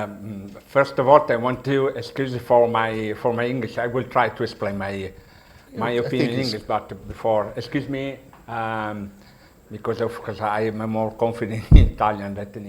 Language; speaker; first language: English; non-native, learner; Italian